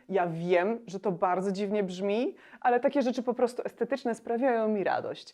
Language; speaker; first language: Polish; native; Polish